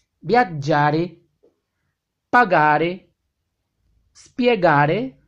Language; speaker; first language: Italian; non-native, fluent; Spanish